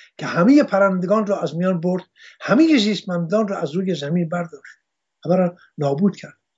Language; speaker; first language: Persian; non-native, local second language; Armenian